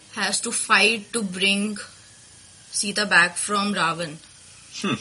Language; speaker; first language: English; non-native, local second language; Telugu